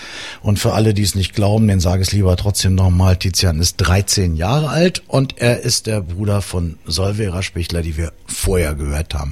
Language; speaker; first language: German; native; German